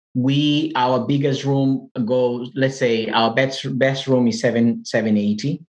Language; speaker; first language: English; non-native, fluent; Portuguese